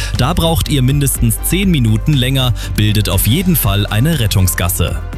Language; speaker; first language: German; native; German